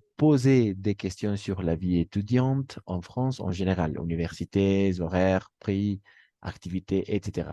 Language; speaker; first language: French; non-native, fluent; Spanish